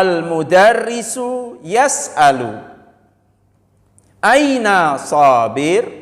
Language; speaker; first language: Arabic; non-native, fluent; Indonesian